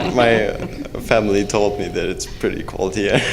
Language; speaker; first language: English; non-native, fluent; German